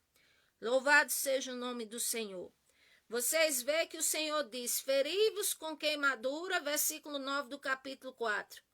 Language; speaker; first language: Portuguese; native; Portuguese